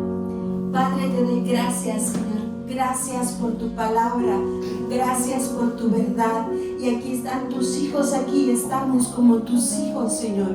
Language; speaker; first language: Spanish; native; Spanish